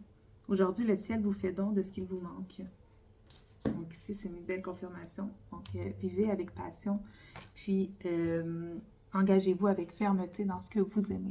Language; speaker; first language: French; native; French